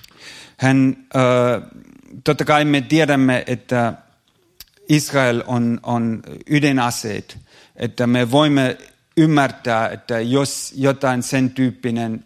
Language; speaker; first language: Finnish; non-native, fluent; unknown